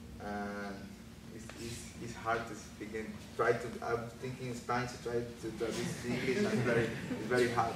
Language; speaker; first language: English; non-native, learner; Spanish